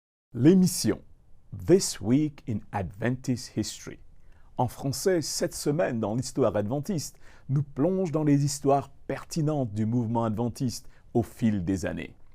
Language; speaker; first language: French; native; French